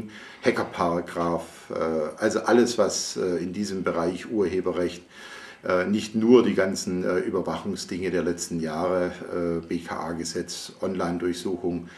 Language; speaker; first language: German; native; German